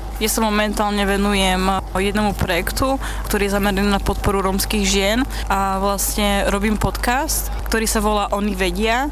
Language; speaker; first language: Slovak; native; Slovak